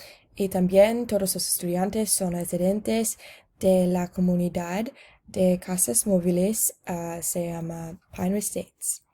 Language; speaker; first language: Spanish; non-native, learner; English